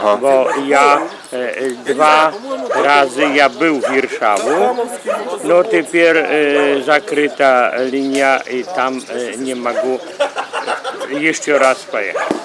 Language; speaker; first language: Polish; non-native, learner; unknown